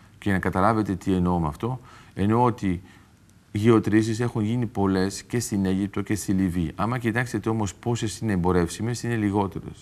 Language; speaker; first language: Greek; early bilingual, heritage; Greek